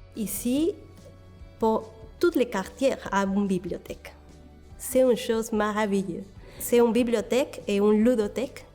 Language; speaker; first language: French; non-native, learner; Spanish